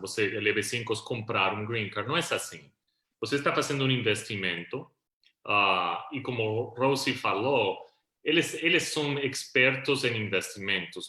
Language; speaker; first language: Portuguese; non-native, fluent; Spanish